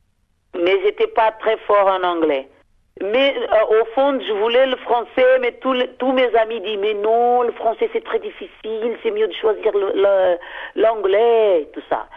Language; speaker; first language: French; non-native, fluent; Portuguese